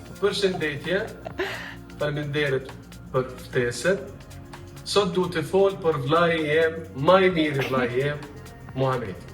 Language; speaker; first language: Albanian; early bilingual, heritage; Albanian